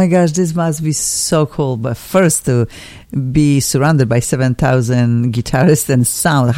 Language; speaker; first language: English; non-native, fluent; Polish